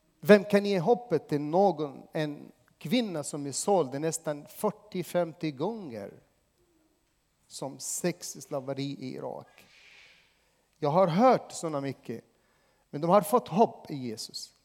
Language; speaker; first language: Swedish; non-native, fluent; Arabic